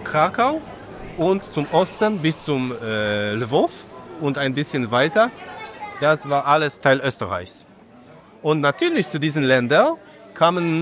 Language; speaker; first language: German; non-native, fluent; Polish